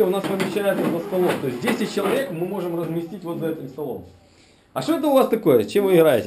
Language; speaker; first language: Russian; native; Russian